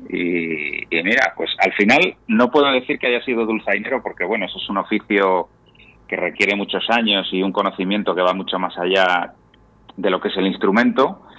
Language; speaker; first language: Spanish; native; Spanish